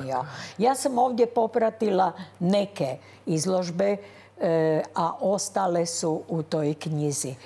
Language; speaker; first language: Croatian; native; Croatian